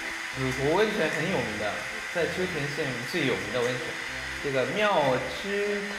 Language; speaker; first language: Chinese; non-native, fluent; Japanese